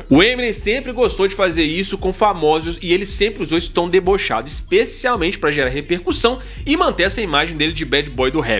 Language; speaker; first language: Portuguese; native; Portuguese